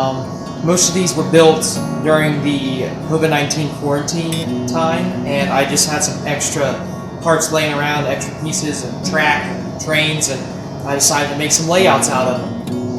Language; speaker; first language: English; native; English